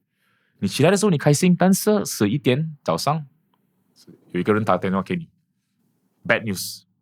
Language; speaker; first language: Chinese; non-native, local second language; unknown